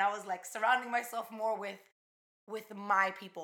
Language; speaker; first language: English; early bilingual, other home language; Spanish